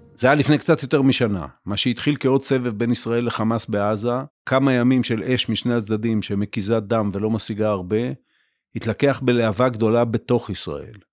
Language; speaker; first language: Hebrew; native; Hebrew